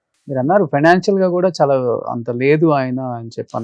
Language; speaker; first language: Telugu; native; Telugu